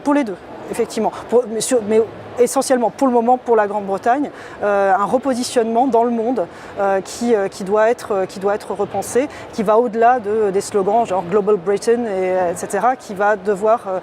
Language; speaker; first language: French; native; French